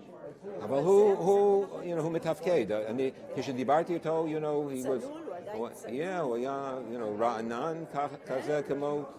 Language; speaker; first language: Hebrew; non-native, fluent; English